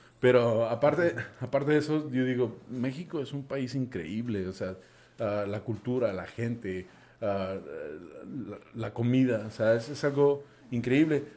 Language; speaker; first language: Spanish; non-native, fluent; English